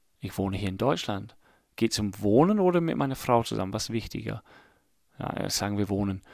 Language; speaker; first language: German; non-native, fluent; English